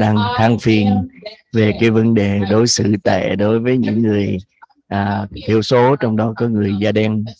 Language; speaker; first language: Vietnamese; native; Vietnamese